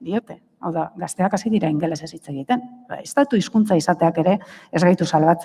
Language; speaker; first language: Basque; native; Basque